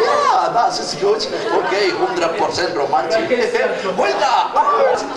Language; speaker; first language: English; non-native, learner; Spanish